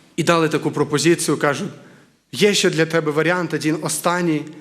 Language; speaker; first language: Ukrainian; non-native, fluent; Lithuanian